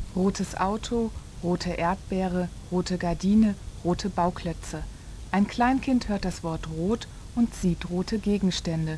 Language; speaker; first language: German; native; German